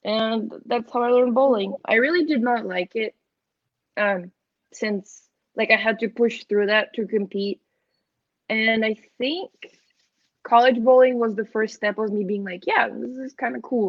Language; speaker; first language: English; non-native, fluent; Ukrainian